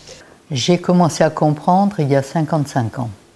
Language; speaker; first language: French; native; French